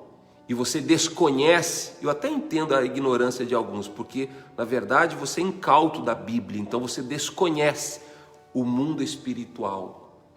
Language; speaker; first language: Portuguese; native; Portuguese